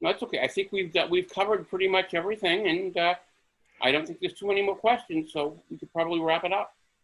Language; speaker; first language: English; native; English